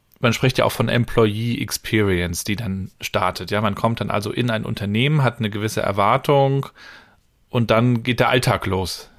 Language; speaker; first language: German; native; German